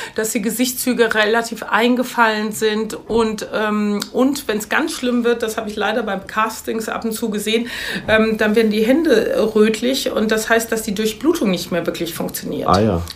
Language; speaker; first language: German; native; German